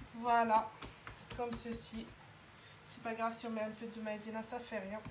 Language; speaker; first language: French; non-native, local second language; Arabic